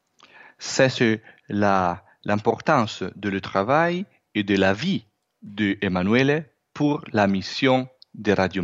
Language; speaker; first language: French; non-native, fluent; Italian